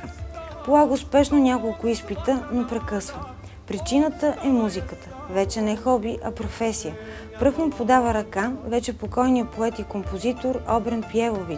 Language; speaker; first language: Bulgarian; native; Bulgarian